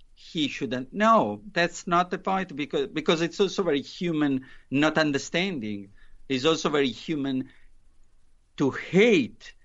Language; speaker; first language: English; non-native, fluent; Italian